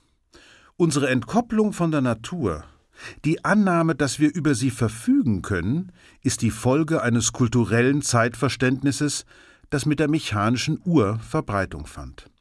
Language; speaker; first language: German; native; German